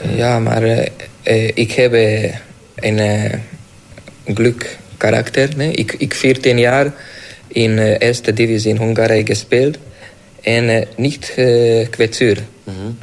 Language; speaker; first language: Dutch; non-native, learner; Hungarian